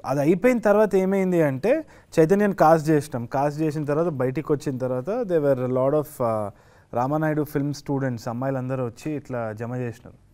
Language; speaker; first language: Telugu; native; Telugu